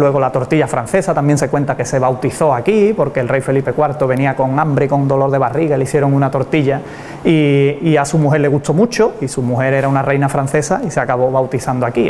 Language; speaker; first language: Spanish; native; Spanish